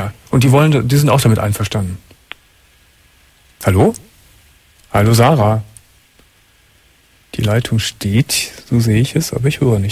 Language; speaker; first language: German; native; German